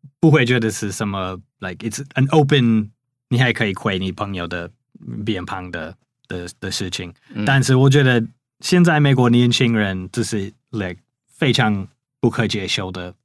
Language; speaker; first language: Chinese; non-native, fluent; English